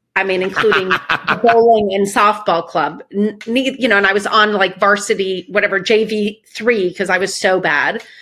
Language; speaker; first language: English; early bilingual, other home language; Persian